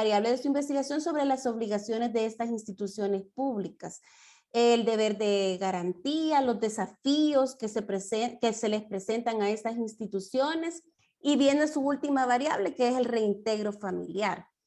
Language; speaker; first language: Spanish; native; Spanish